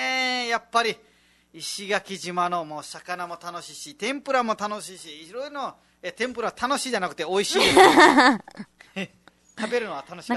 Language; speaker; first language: Japanese; non-native, fluent; Nepali